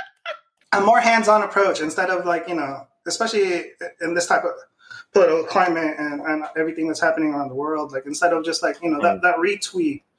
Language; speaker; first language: English; non-native, local second language; Filipino